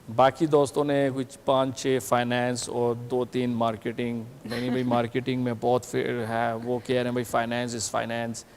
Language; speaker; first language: Urdu; early bilingual, heritage; Urdu